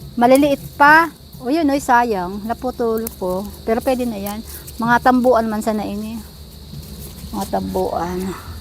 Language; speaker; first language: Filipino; non-native, local second language; Bikol